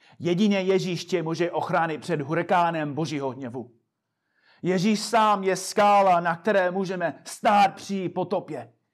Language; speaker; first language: Czech; non-native, fluent; English